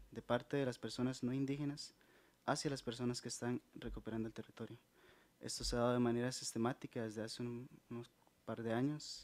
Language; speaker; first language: Spanish; native; Spanish